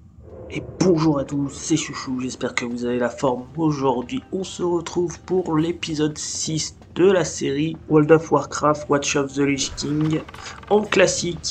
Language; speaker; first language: French; native; French